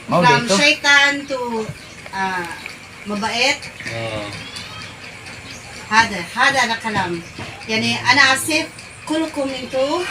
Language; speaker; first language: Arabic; non-native, learner; Filipino